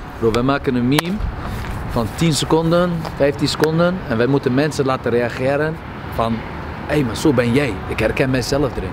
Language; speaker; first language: Dutch; early bilingual, other home language; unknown